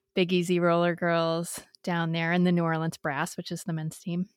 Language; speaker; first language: English; native; English